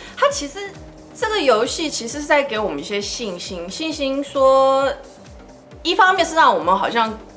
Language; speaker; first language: Chinese; early bilingual, heritage; Chinese